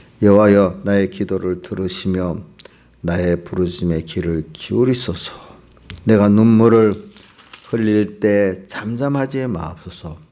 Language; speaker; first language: Korean; native; Korean